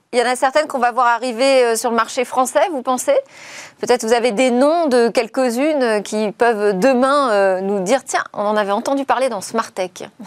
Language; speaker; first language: French; native; French